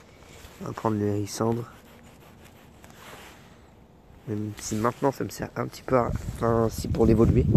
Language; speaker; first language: French; native; French